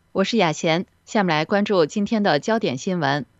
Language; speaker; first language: Chinese; native; Chinese